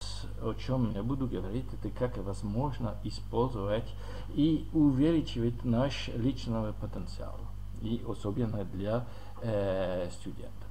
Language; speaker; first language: Russian; non-native, learner; French